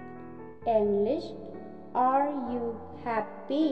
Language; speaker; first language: English; non-native, local second language; Khasi